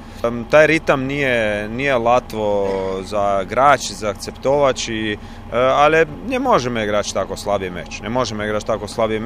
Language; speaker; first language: Polish; non-native, learner; Croatian